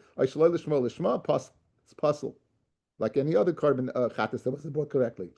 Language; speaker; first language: English; native; English